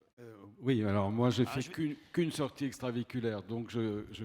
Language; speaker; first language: French; native; French